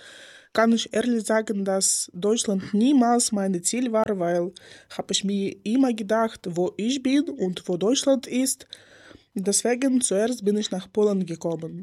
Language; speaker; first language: German; non-native, learner; Ukrainian